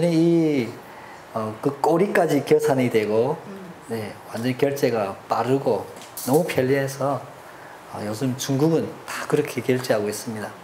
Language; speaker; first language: Korean; early bilingual, heritage; Korean